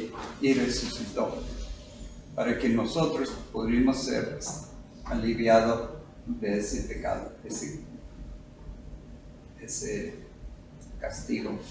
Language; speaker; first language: Spanish; non-native, fluent; English